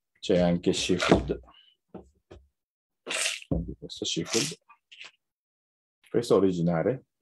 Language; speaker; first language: Italian; non-native, fluent; Japanese